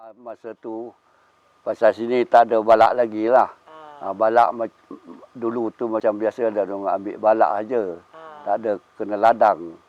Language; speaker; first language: Malay; non-native, local second language; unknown